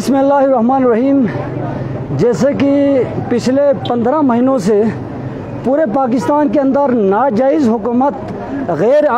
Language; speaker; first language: Urdu; non-native, local second language; Balti